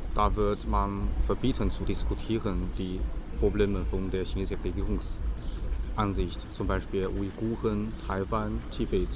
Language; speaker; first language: German; non-native, learner; Chinese